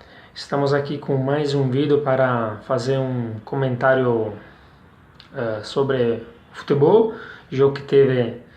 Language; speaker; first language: Portuguese; non-native, fluent; Italian